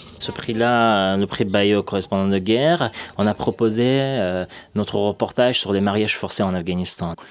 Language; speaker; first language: French; non-native, fluent; Persian